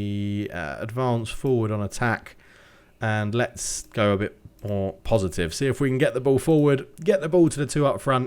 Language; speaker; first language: English; native; English